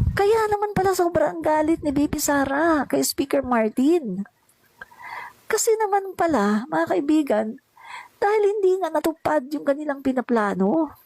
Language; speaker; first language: Filipino; non-native, local second language; Cebuano